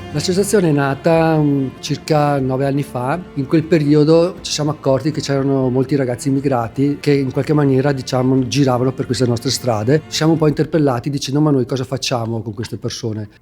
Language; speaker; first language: Italian; native; Italian